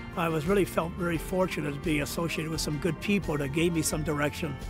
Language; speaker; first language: English; early bilingual, other home language; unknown